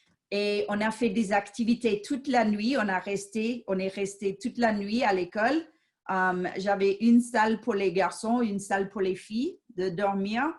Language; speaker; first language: French; non-native, fluent; English